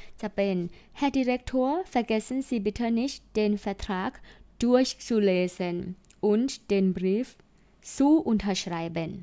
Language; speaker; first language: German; non-native, fluent; Thai